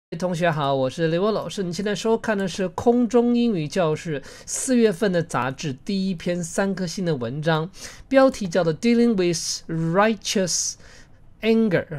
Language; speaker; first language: Chinese; native; Chinese